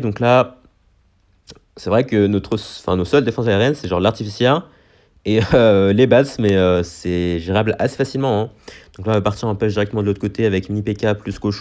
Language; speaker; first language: French; native; French